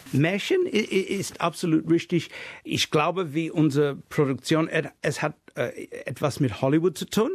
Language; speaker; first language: German; non-native, fluent; English